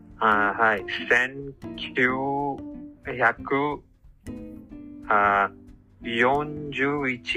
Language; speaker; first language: Japanese; non-native, learner; English